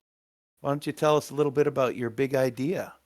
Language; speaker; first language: English; native; English